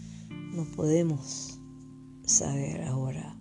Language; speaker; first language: Spanish; non-native, fluent; French